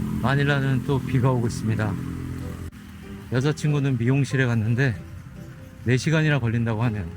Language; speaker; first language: Korean; native; Korean